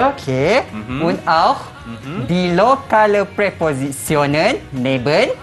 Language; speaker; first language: German; non-native, fluent; Malay